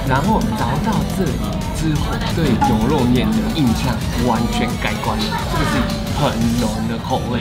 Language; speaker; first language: Chinese; non-native, fluent; Japanese